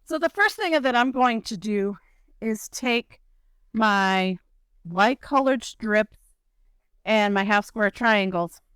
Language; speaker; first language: English; native; English